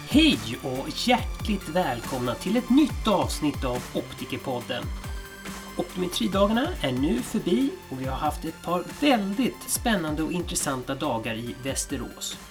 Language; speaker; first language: Swedish; native; Swedish